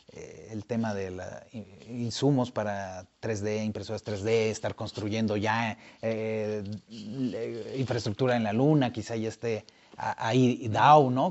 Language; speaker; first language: Spanish; native; Spanish